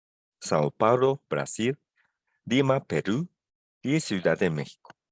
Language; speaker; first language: Spanish; non-native, fluent; Japanese